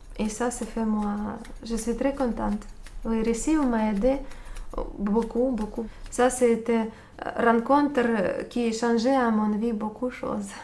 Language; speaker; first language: French; non-native, learner; Russian